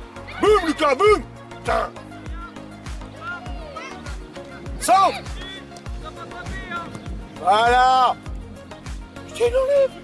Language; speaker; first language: French; native; French